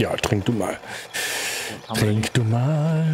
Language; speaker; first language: German; native; German